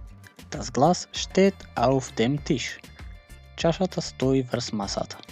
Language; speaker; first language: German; non-native, fluent; Macedonian